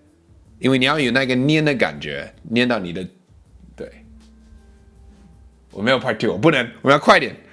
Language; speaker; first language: Chinese; early bilingual, heritage; English